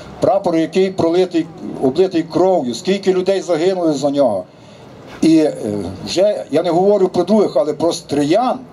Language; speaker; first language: Ukrainian; native; Ukrainian